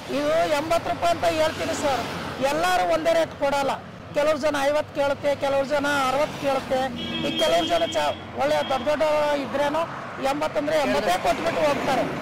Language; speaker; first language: Kannada; non-native, local second language; Marathi